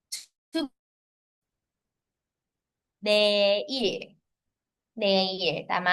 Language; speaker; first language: Korean; non-native, fluent; Filipino